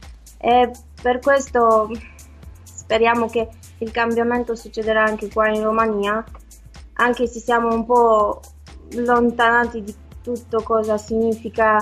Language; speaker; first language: Italian; non-native, fluent; Romanian